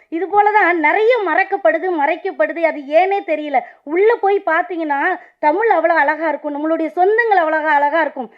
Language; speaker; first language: Tamil; native; Tamil